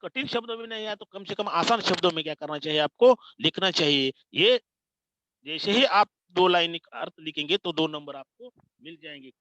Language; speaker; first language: Hindi; non-native, local second language; Marathi